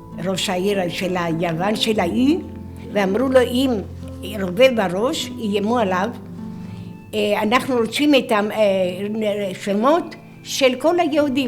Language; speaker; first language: Hebrew; non-native, fluent; Greek